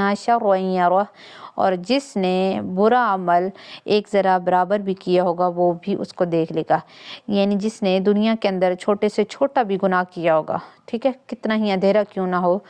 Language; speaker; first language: Urdu; non-native, local second language; Punjabi